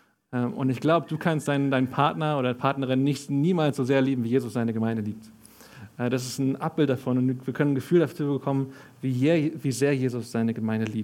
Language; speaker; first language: German; native; German